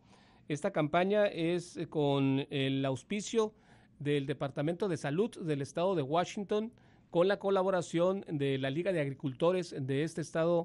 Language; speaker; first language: Spanish; native; Spanish